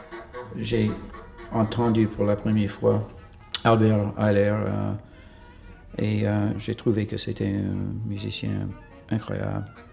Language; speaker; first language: French; non-native, fluent; English